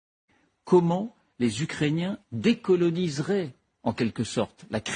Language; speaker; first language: French; native; French